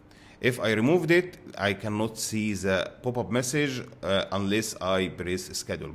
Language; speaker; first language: English; non-native, fluent; Arabic